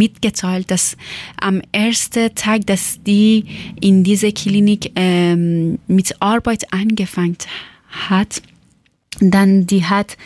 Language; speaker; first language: German; non-native, learner; Persian